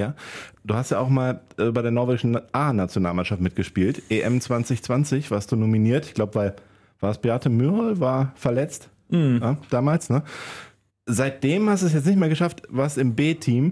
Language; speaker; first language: German; native; German